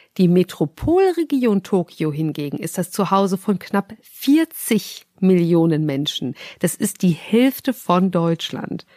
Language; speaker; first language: German; native; German